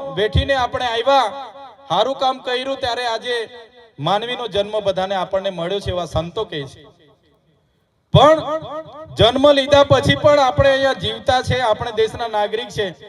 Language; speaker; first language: Gujarati; non-native, local second language; Vasavi